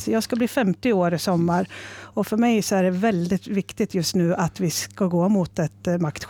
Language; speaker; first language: Swedish; native; Swedish